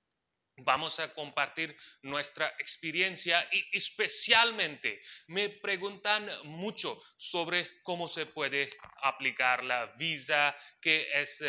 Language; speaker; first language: Spanish; non-native, fluent; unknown